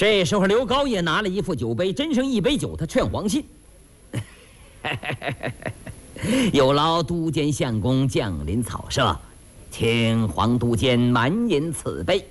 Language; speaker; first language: Chinese; native; Chinese